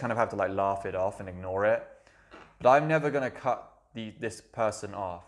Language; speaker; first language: English; native; English